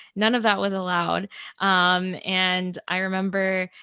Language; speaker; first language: English; native; English